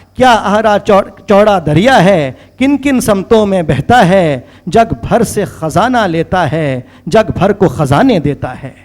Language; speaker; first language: Urdu; native; Urdu